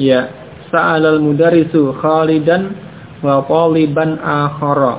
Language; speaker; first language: Arabic; non-native, fluent; Indonesian